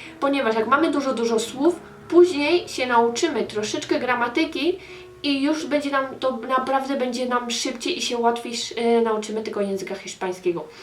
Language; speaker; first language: Polish; early bilingual, heritage; Polish